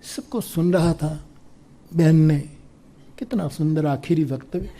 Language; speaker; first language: Hindi; non-native, local second language; Gujarati